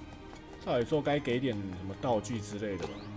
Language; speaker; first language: Chinese; native; Chinese